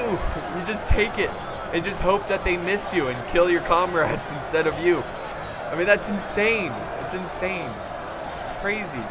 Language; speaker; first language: English; native; English